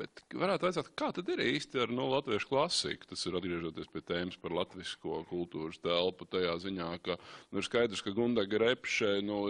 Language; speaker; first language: Latvian; native; Latvian